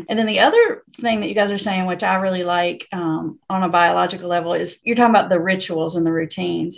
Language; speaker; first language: English; native; English